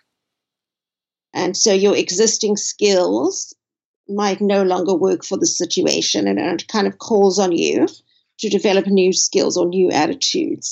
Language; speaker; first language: English; native; English